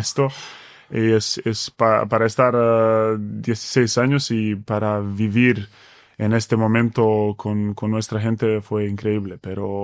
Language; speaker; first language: Spanish; non-native, fluent; Bosnian